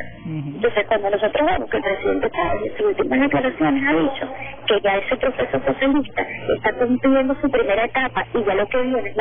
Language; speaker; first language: Spanish; native; Spanish